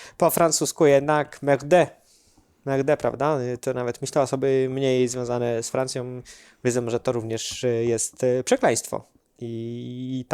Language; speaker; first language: Polish; native; Polish